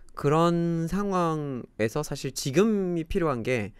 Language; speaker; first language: Korean; non-native, fluent; English